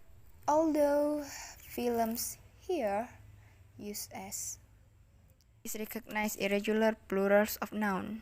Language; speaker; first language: English; non-native, learner; Indonesian